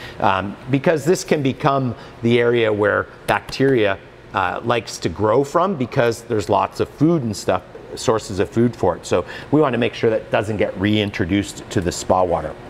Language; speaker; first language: English; native; English